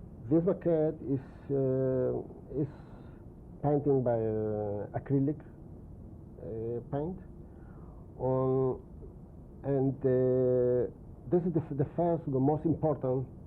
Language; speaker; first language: English; non-native, learner; Spanish